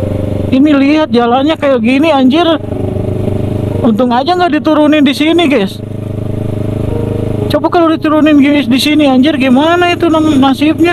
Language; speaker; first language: Indonesian; native; Indonesian